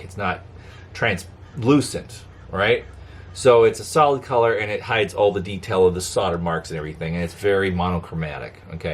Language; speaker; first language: English; native; English